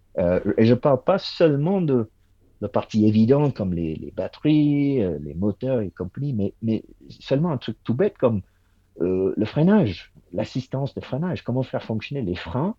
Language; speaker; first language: French; non-native, fluent; English